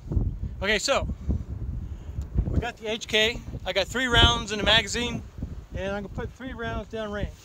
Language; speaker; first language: English; native; English